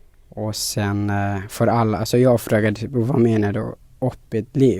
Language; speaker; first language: Swedish; non-native, fluent; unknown